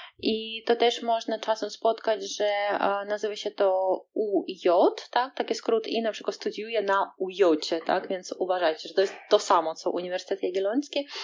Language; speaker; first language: Polish; non-native, fluent; Russian